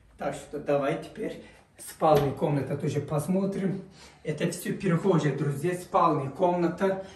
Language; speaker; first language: Russian; non-native, learner; Turkish